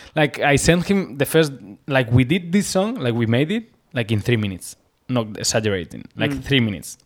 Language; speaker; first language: English; non-native, fluent; Basque